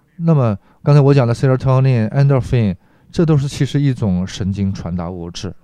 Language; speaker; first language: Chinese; non-native, fluent; Korean